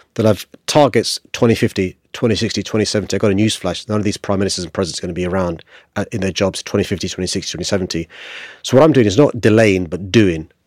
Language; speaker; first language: English; native; English